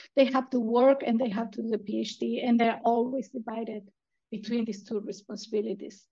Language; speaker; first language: English; non-native, fluent; Spanish